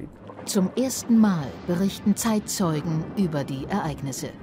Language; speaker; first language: German; native; German